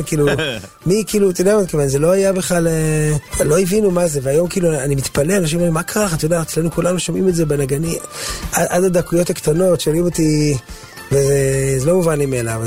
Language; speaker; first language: Hebrew; native; Hebrew